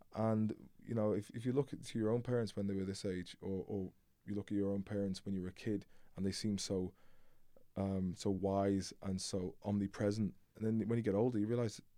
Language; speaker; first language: English; native; English